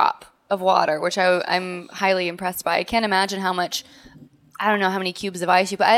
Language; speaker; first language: English; native; English